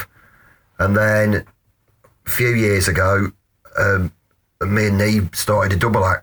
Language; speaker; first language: English; native; English